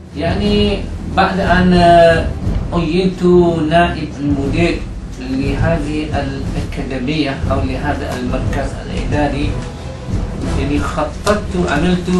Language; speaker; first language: Arabic; non-native, fluent; Malay